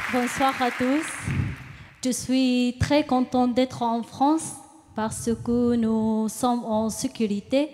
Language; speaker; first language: French; non-native, learner; Arabic